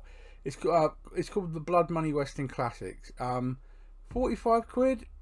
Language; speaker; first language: English; native; English